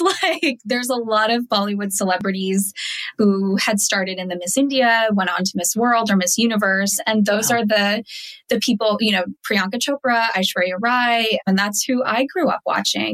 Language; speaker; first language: English; early bilingual, other home language; Telugu